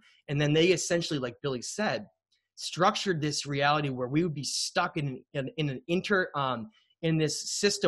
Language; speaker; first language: English; native; English